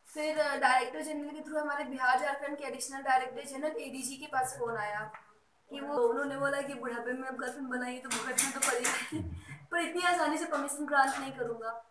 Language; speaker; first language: Hindi; native; Hindi